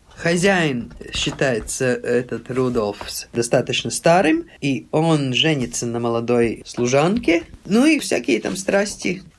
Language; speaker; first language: Russian; non-native, local second language; Latvian